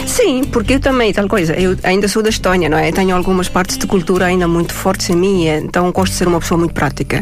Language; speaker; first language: Portuguese; non-native, fluent; Estonian